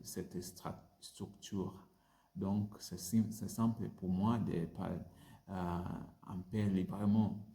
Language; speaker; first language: French; non-native, learner; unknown